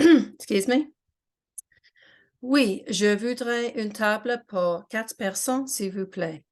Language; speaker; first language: French; non-native, fluent; English